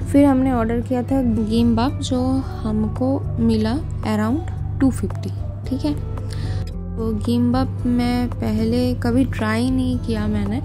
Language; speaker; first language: Hindi; non-native, local second language; Bangla